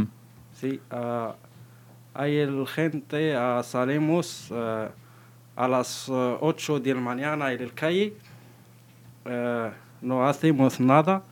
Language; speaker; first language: Spanish; non-native, learner; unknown